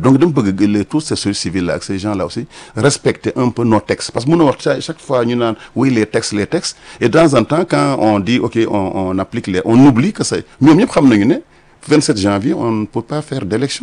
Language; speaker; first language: French; non-native, local second language; Wolof